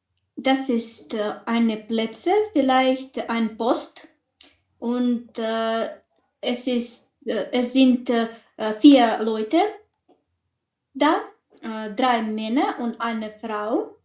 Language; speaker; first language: German; non-native, learner; Macedonian